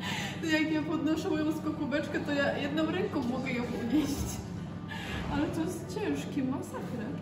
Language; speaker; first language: Polish; native; Polish